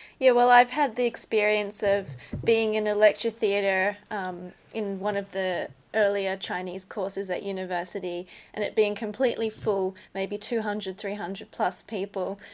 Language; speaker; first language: English; native; English